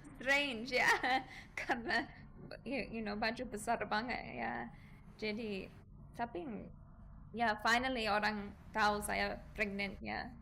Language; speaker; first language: Indonesian; non-native, learner; English